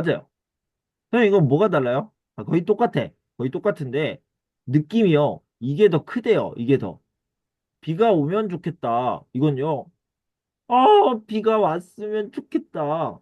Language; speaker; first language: Korean; native; Korean